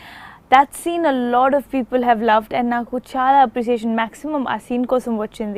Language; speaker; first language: Telugu; non-native, fluent; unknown